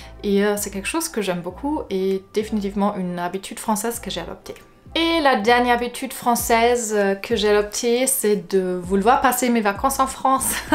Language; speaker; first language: French; non-native, fluent; German